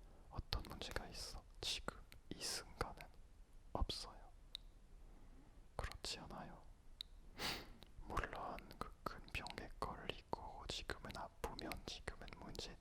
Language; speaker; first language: Korean; non-native, fluent; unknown